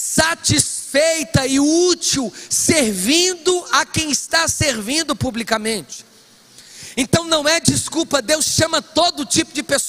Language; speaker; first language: Portuguese; native; Portuguese